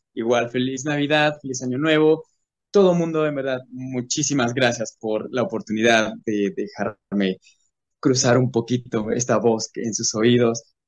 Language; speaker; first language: Spanish; native; Spanish